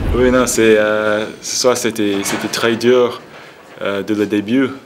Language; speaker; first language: French; non-native, fluent; English